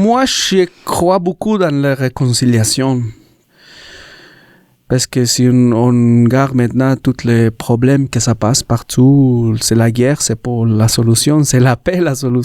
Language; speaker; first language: French; non-native, learner; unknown